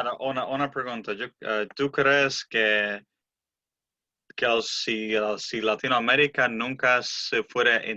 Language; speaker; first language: Spanish; early bilingual, heritage; Spanish